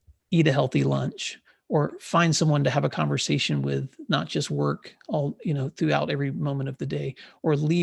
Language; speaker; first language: English; native; English